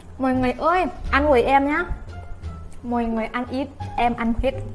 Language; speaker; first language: Vietnamese; non-native, learner; Thai